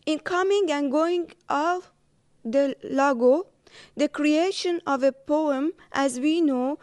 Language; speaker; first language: English; non-native, fluent; Persian